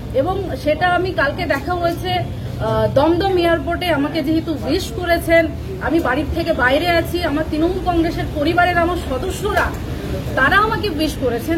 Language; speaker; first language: Bangla; non-native, local second language; Santali